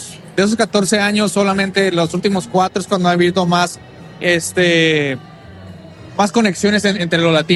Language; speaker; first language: Spanish; early bilingual, heritage; Spanish